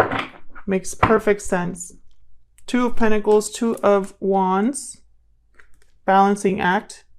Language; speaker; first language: English; native; English